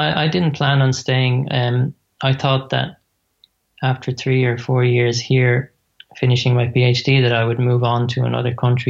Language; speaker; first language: English; native; English